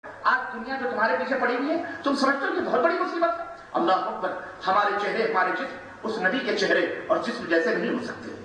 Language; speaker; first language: Urdu; native; Urdu